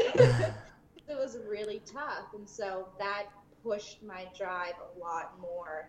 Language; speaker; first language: English; native; English